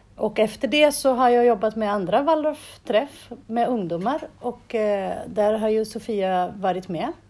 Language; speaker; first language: Swedish; non-native, fluent; Portuguese